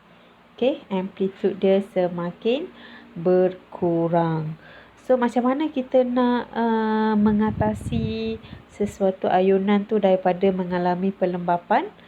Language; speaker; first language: Malay; native; Malay